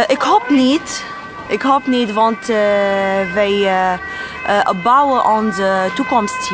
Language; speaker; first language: Dutch; non-native, learner; Arabic